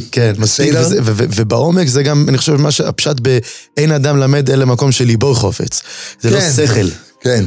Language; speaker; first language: Hebrew; native; Hebrew